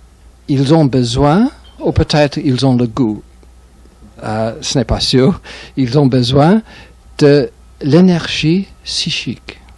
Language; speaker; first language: French; non-native, fluent; English